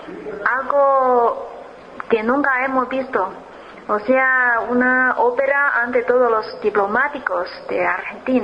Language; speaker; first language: Spanish; non-native, learner; Chinese